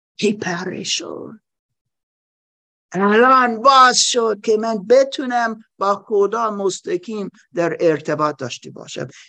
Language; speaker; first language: Persian; non-native, learner; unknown